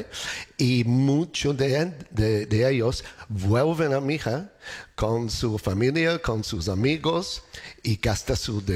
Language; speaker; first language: Spanish; non-native, learner; English